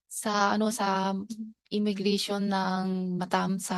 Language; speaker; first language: Filipino; non-native, learner; Chinese